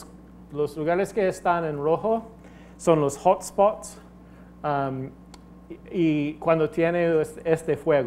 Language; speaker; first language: Spanish; non-native, fluent; English